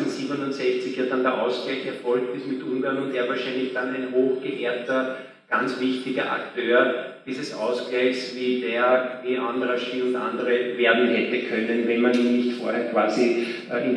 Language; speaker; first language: German; native; German